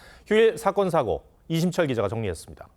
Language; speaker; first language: Korean; native; Korean